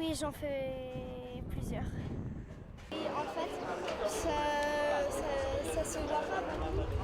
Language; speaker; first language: French; early bilingual, other home language; English